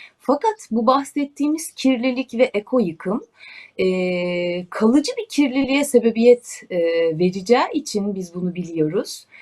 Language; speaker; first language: Turkish; native; Turkish